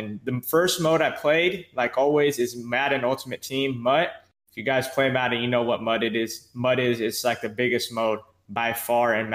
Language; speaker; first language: English; native; English